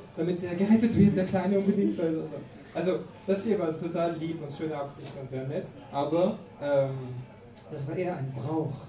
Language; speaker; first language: German; non-native, fluent; French